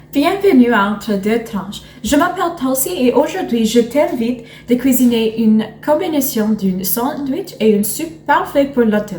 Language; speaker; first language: French; non-native, learner; English